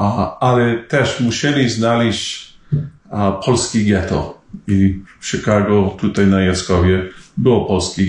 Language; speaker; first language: Polish; early bilingual, heritage; Polish